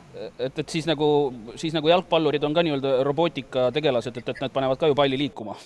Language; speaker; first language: Estonian; native; Estonian